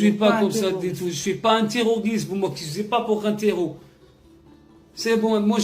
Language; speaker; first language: French; non-native, learner; Arabic